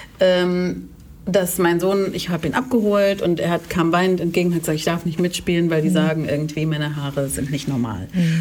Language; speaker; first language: German; native; German